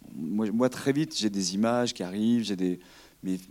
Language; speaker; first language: French; native; French